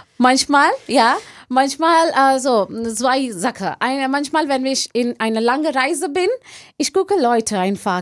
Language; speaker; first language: German; non-native, learner; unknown